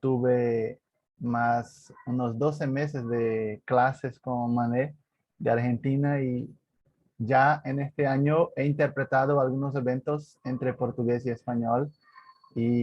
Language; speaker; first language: Spanish; non-native, fluent; Portuguese